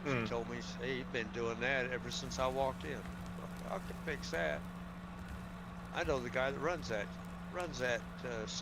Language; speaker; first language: English; native; English